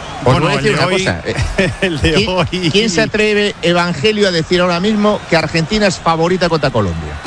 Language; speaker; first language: Spanish; native; Spanish